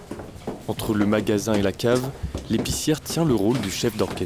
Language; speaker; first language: French; native; French